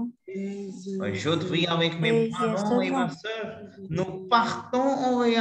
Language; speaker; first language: French; non-native, fluent; Hindi